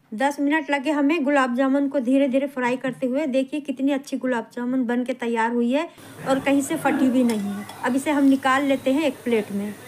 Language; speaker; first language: Hindi; native; Hindi